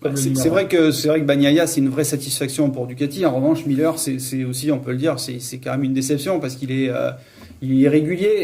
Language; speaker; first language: French; native; French